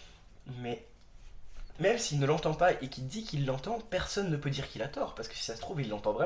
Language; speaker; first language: French; native; French